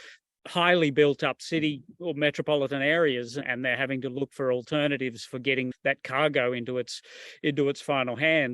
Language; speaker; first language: English; native; English